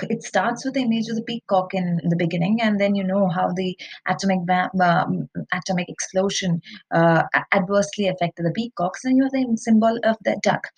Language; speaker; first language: English; non-native, local second language; Malayalam